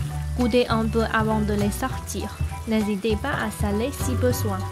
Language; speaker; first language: French; non-native, fluent; Chinese